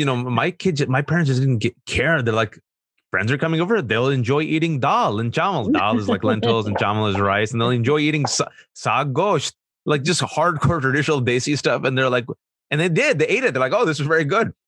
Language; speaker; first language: English; early bilingual, other home language; Urdu